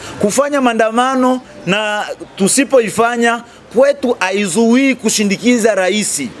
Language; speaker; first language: Swahili; native; Swahili